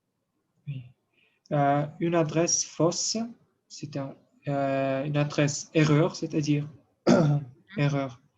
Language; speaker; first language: French; non-native, learner; Russian